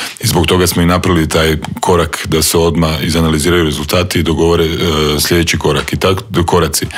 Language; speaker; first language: Croatian; native; Croatian